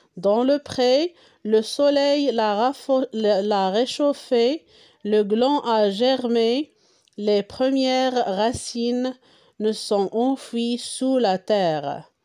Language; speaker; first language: French; non-native, local second language; Arabic